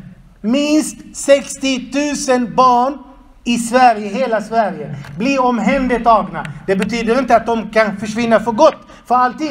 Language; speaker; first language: Swedish; non-native, fluent; Arabic